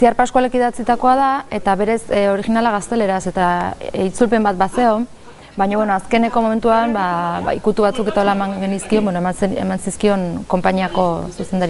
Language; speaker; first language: Basque; native; Basque